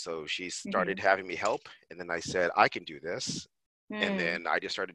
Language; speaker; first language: English; native; English